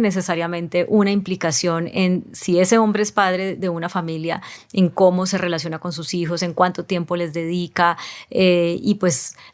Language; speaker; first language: Spanish; native; Spanish